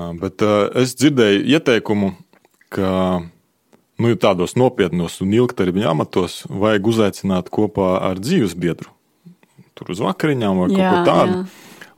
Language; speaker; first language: Latvian; non-native, local second language; Russian